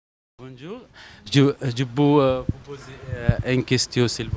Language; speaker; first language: French; non-native, learner; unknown